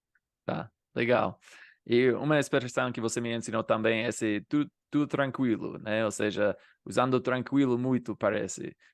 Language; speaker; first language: Portuguese; non-native, fluent; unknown